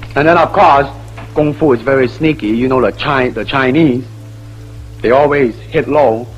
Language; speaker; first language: English; non-native, local second language; Cantonese